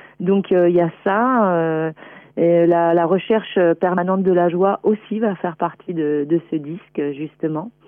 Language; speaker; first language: French; native; French